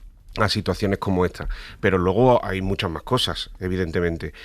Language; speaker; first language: Spanish; native; Spanish